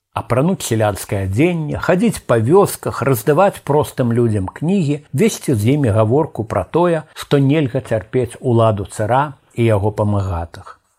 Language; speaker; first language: Belarusian; native; Belarusian